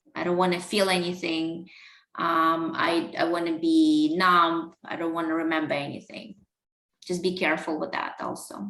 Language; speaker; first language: English; non-native, fluent; Russian